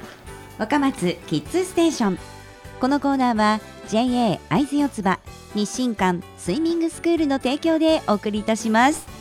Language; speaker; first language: Japanese; native; Japanese